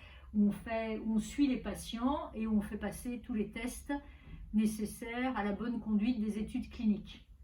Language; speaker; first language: French; native; French